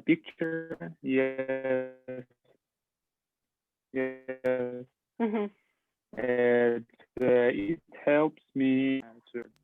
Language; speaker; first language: English; non-native, learner; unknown